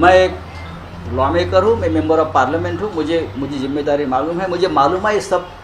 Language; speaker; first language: Hindi; non-native, local second language; Marathi